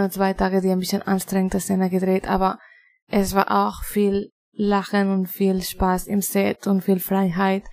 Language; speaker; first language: German; non-native, fluent; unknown